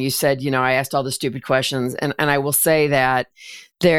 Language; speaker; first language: English; native; English